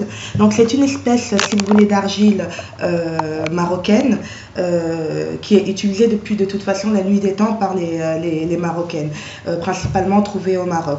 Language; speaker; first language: French; native; French